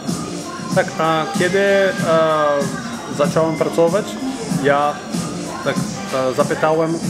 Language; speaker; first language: Polish; non-native, learner; Portuguese